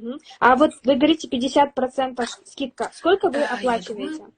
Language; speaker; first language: Russian; native; Russian